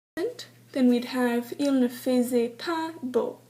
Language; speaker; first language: French; non-native, learner; English